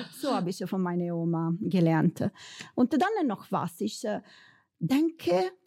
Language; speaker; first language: German; non-native, fluent; Italian